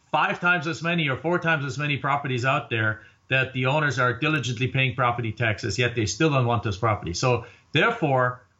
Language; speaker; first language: English; non-native, fluent; German